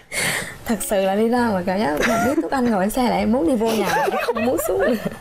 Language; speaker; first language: Vietnamese; native; Vietnamese